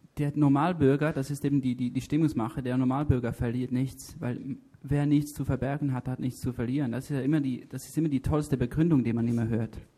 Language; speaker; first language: German; native; German